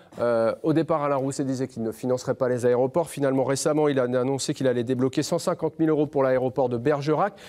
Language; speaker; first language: French; native; French